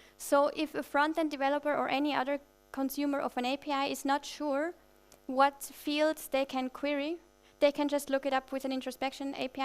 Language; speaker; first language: English; non-native, fluent; German